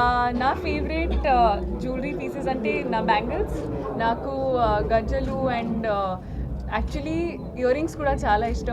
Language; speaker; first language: Telugu; non-native, learner; Haryanvi